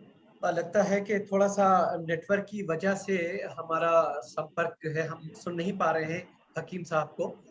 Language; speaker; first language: Hindi; native; Hindi